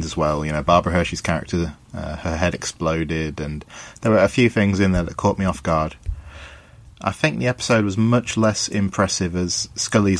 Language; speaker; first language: English; native; English